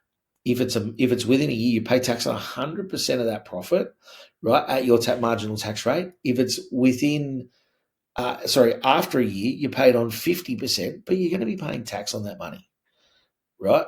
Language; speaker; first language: English; native; English